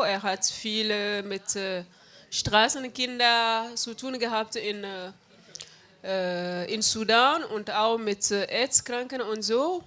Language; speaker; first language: German; non-native, fluent; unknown